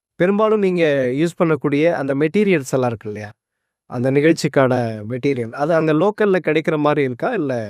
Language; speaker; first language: Tamil; native; Tamil